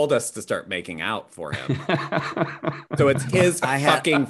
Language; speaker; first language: English; native; English